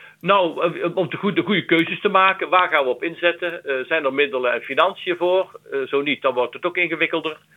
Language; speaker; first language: Dutch; native; Dutch